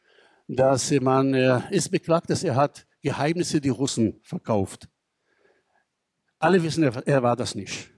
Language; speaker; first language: German; non-native, fluent; Hebrew